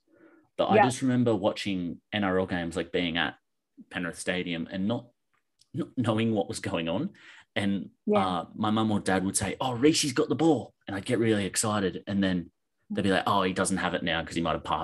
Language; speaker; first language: English; native; English